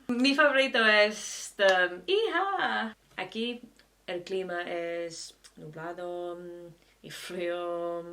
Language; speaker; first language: Spanish; non-native, learner; English